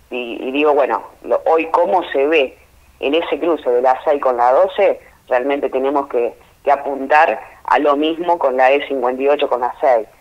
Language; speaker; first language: Spanish; native; Spanish